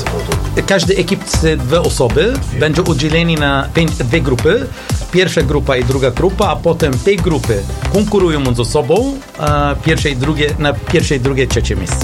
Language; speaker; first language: Polish; non-native, learner; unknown